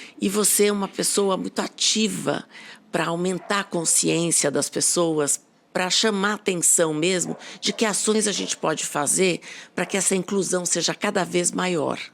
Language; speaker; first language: Portuguese; native; Portuguese